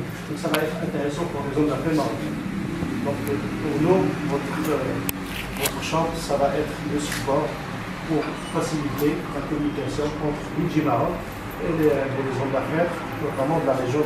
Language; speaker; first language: French; non-native, local second language; Arabic